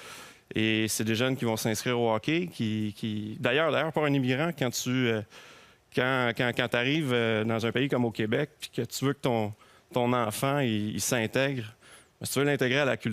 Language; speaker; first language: French; native; French